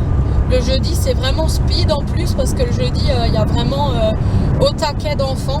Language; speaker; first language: French; native; French